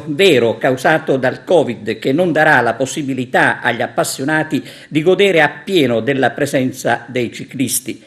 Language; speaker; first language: Italian; native; Italian